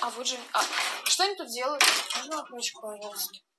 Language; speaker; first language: Russian; native; Russian